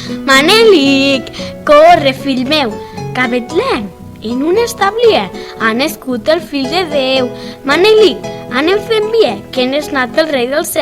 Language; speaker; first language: Catalan; native; Catalan